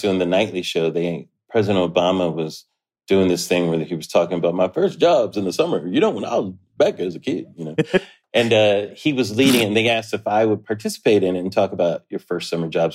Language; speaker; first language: English; native; English